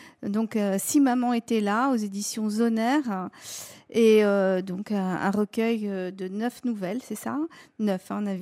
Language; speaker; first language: French; native; French